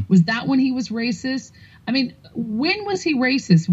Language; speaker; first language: English; native; English